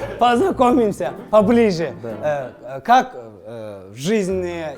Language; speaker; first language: Russian; non-native, local second language; Kazakh